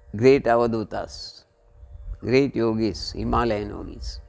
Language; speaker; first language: English; non-native, local second language; Kannada